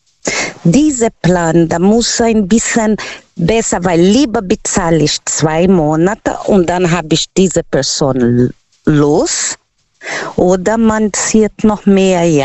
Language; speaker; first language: German; non-native, fluent; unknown